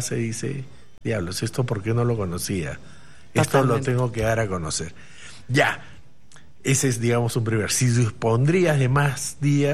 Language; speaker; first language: Spanish; native; Spanish